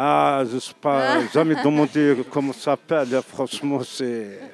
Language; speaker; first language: French; non-native, learner; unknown